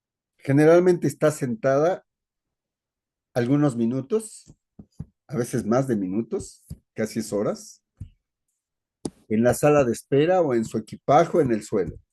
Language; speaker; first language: Spanish; native; Spanish